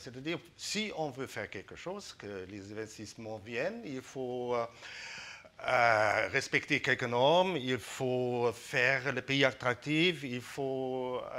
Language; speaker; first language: French; non-native, fluent; German